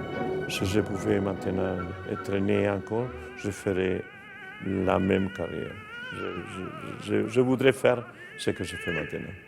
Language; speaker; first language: French; non-native, fluent; Spanish